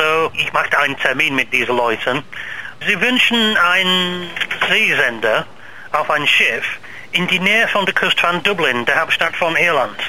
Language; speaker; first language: German; non-native, learner; English